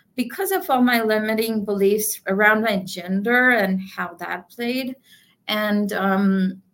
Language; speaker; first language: English; non-native, local second language; Gujarati